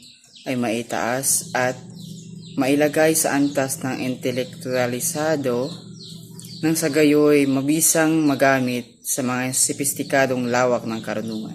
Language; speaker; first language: Filipino; non-native, local second language; Cebuano